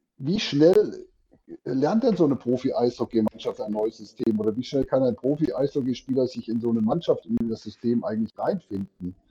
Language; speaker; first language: German; native; German